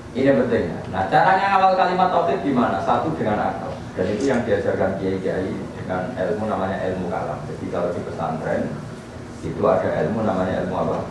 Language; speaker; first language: Malay; non-native, local second language; Javanese